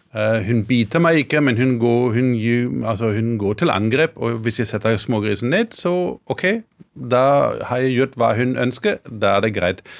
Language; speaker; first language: Norwegian; non-native, fluent; German